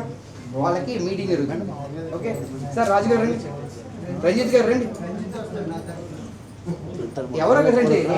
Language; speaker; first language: Telugu; native; Telugu